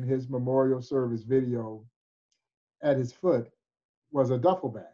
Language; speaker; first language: English; native; English